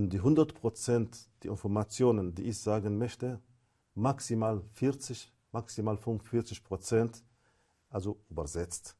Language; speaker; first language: German; non-native, fluent; Arabic